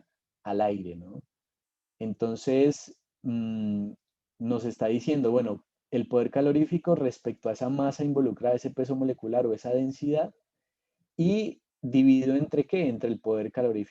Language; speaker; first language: Spanish; native; Spanish